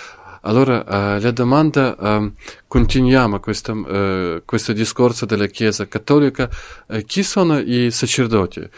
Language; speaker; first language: Italian; non-native, learner; Ukrainian